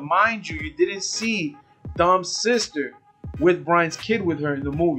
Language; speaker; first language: English; early bilingual, other home language; Spanish